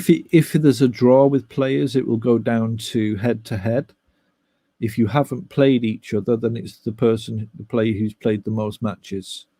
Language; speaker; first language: English; native; English